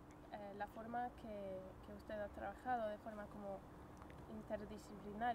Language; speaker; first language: Spanish; non-native, fluent; English